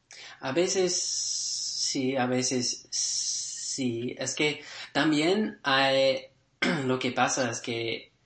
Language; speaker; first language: Spanish; non-native, learner; English